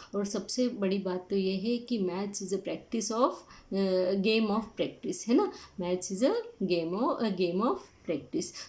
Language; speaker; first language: Hindi; non-native, local second language; Marathi